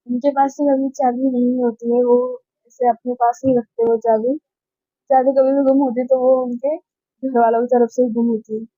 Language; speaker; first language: Hindi; non-native, local second language; Marathi